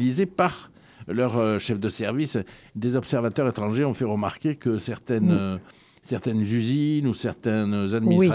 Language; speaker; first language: French; native; French